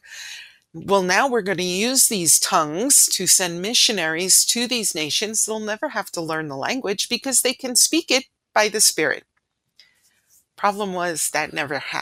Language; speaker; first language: English; native; English